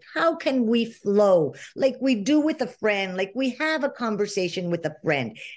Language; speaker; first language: English; non-native, fluent; Spanish